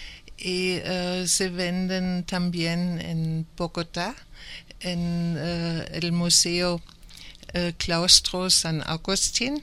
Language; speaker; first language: Spanish; non-native, learner; German